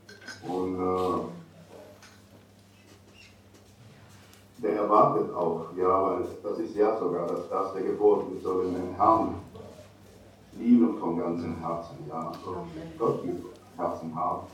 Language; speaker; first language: German; non-native, fluent; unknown